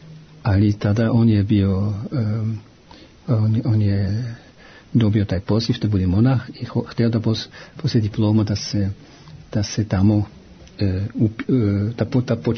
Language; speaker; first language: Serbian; non-native, fluent; German